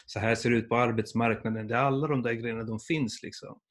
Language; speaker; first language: Swedish; early bilingual, other home language; Persian